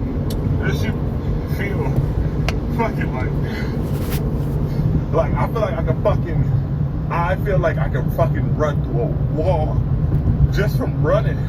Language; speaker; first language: English; native; English